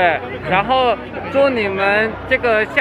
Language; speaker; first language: Chinese; native; Chinese